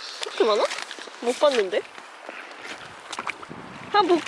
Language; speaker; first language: Korean; native; Korean